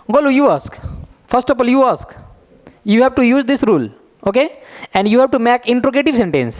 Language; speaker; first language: English; non-native, fluent; Hindi